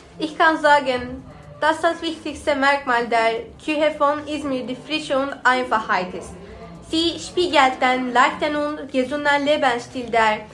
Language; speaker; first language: German; non-native, learner; Turkish